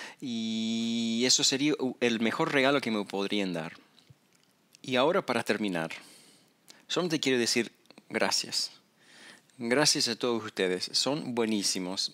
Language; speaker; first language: Spanish; non-native, fluent; English